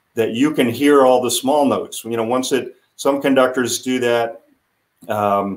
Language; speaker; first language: English; native; English